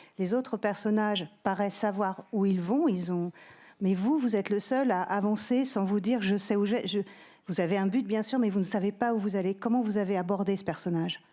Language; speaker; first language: French; native; French